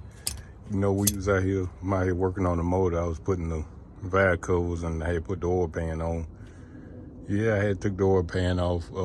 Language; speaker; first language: English; native; English